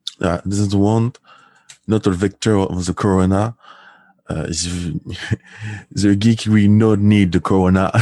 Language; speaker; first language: English; non-native, learner; French